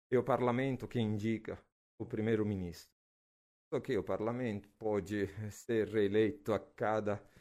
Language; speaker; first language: Portuguese; non-native, fluent; Italian